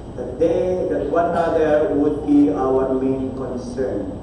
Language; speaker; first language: English; non-native, local second language; Filipino